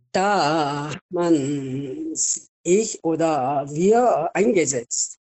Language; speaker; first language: German; non-native, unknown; Korean